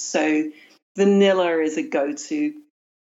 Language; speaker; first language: English; native; English